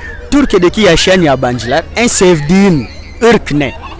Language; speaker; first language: Turkish; non-native, fluent; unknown